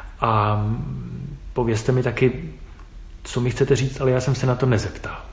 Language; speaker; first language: Czech; native; Czech